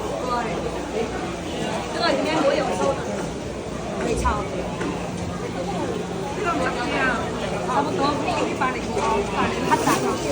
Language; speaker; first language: Chinese; non-native, learner; Khmer